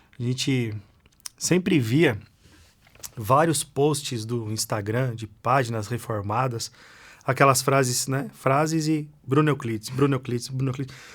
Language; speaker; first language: Portuguese; native; Portuguese